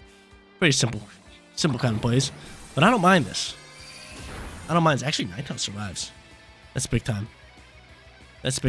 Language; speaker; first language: English; native; English